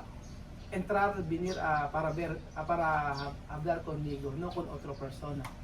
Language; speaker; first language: Spanish; non-native, learner; Filipino